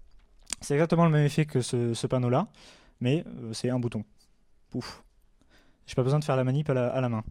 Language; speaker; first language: French; native; French